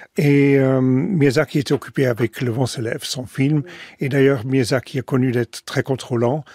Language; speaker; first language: French; non-native, fluent; Dutch